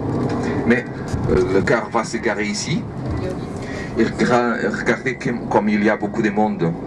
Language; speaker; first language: French; non-native, fluent; Portuguese